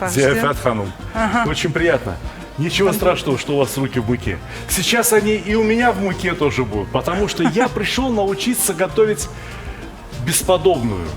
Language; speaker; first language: Russian; native; Russian